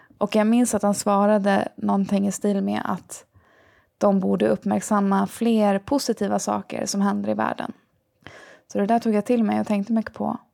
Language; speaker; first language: Swedish; native; Swedish